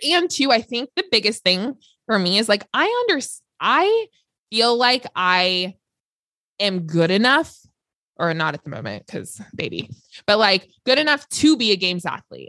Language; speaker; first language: English; native; English